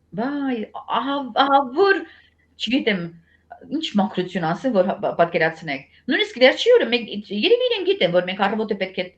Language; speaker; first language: Armenian; native; Armenian